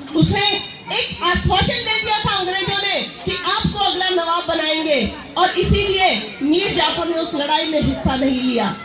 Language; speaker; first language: Hindi; native; Hindi